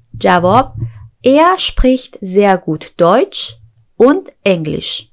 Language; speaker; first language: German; non-native, fluent; Persian